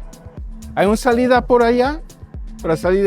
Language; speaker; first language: Spanish; non-native, learner; English